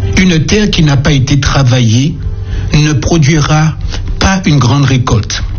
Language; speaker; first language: French; native; French